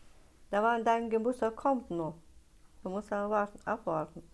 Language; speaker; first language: German; non-native, learner; Russian